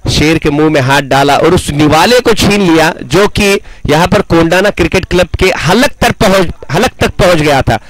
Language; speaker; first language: Hindi; non-native, local second language; Marathi